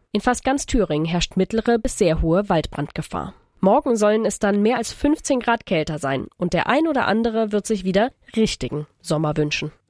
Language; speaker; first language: German; native; German